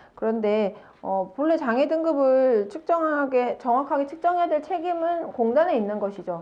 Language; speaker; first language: Korean; native; Korean